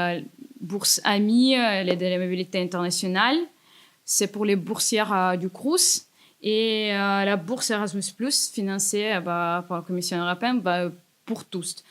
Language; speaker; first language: French; non-native, fluent; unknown